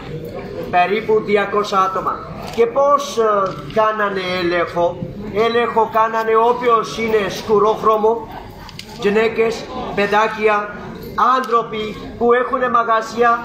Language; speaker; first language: Greek; non-native, fluent; Urdu